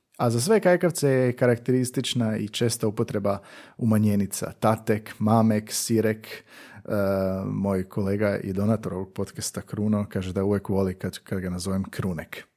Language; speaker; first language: Croatian; native; Croatian